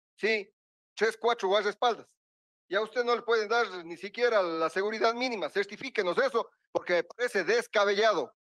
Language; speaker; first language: Spanish; native; Spanish